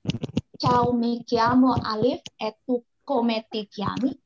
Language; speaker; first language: Italian; non-native, learner; Indonesian